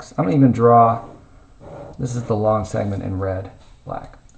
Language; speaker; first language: English; native; English